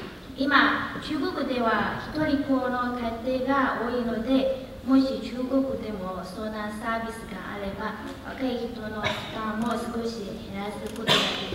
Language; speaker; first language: Japanese; non-native, learner; Chinese